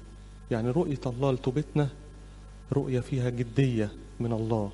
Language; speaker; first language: Arabic; native; Arabic